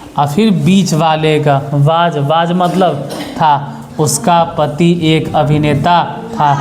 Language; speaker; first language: Hindi; native; Hindi